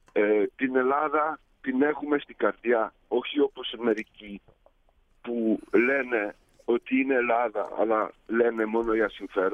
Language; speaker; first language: Greek; early bilingual, heritage; Greek